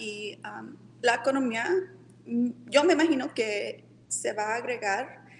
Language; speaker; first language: Spanish; early bilingual, heritage; Spanish